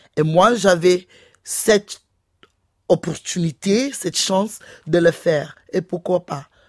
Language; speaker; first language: French; non-native, fluent; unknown